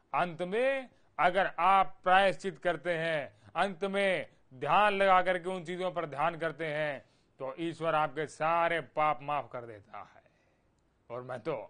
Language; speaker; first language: Hindi; native; Hindi